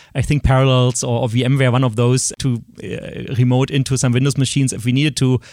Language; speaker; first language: English; non-native, fluent; German